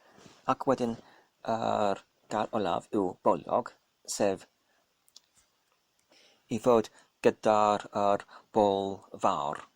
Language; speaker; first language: Welsh; non-native, learner; English